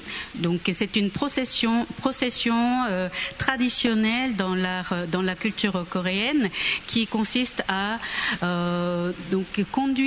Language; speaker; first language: French; non-native, fluent; Korean